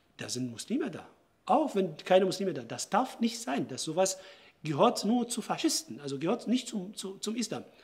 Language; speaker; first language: German; non-native, fluent; Arabic